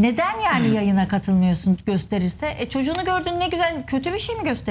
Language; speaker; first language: Turkish; native; Turkish